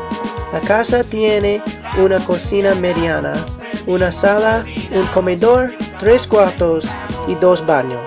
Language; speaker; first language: Spanish; non-native, learner; English